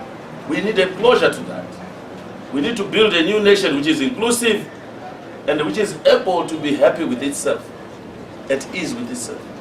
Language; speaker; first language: English; non-native, local second language; Shona